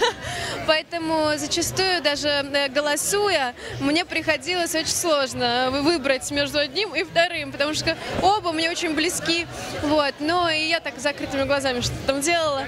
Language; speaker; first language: Russian; native; Russian